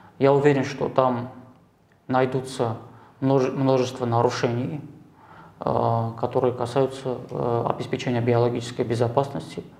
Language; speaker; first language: Russian; non-native, local second language; Armenian